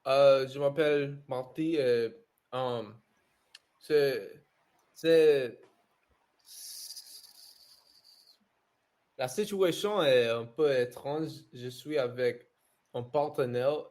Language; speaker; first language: French; non-native, learner; English